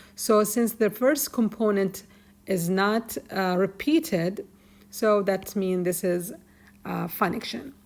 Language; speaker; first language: English; non-native, fluent; Arabic